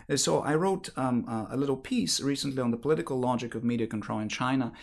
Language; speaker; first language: English; non-native, fluent; Bulgarian